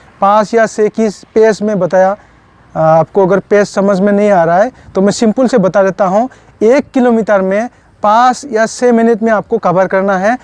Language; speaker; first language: Hindi; non-native, local second language; Assamese